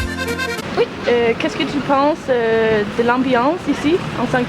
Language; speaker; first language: French; non-native, learner; Norwegian